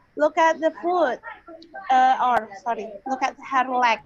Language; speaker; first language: English; non-native, learner; Indonesian